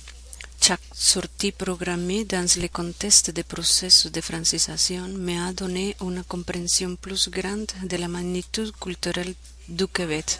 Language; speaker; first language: French; non-native, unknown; Spanish